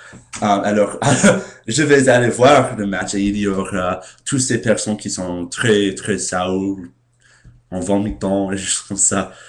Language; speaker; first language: French; non-native, learner; English